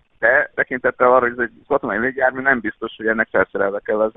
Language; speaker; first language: Hungarian; native; Hungarian